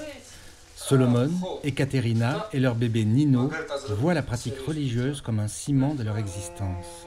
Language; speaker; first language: French; native; French